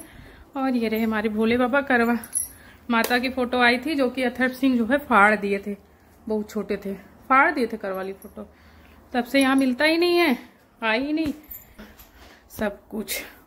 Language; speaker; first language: Hindi; native; Hindi